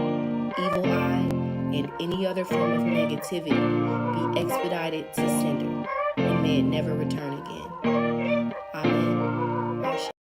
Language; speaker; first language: English; native; English